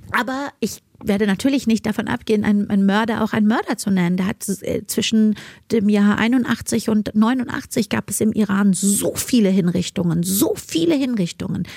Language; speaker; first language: German; early bilingual, other home language; Persian